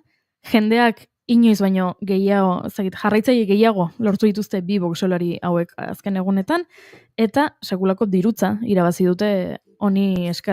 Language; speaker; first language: Basque; native; Basque